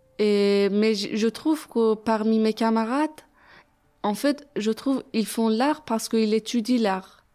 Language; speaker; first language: French; non-native, fluent; Persian